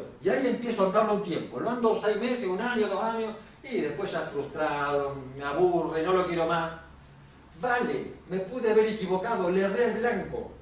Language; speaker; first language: Spanish; native; Spanish